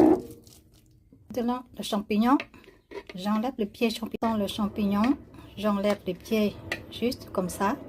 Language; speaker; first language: French; non-native, learner; Vietnamese